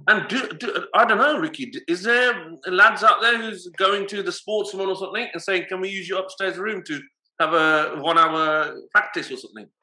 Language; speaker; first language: English; early bilingual, other home language; Punjabi